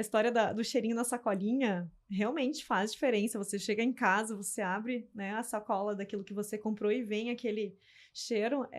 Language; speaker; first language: Portuguese; native; Portuguese